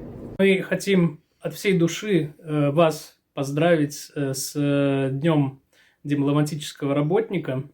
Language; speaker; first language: Russian; native; Russian